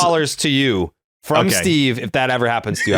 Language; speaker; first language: English; native; English